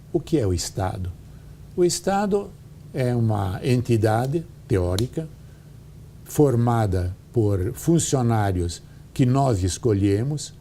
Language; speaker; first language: Portuguese; non-native, fluent; Italian